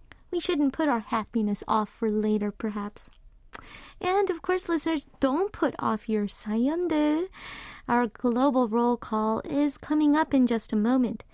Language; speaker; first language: English; early bilingual, other home language; Korean